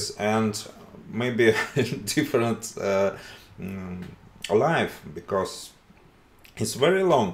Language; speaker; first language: English; non-native, learner; Russian